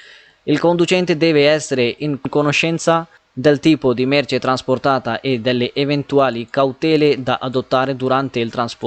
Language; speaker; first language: Italian; non-native, fluent; Punjabi